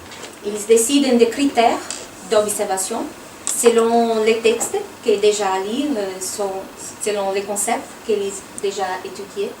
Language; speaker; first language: French; non-native, fluent; Portuguese